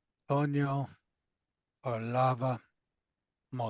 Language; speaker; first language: Italian; non-native, learner; English